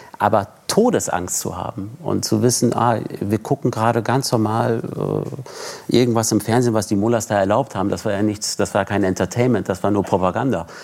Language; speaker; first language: German; early bilingual, other home language; Persian